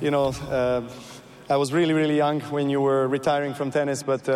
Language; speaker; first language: English; non-native, fluent; Serbian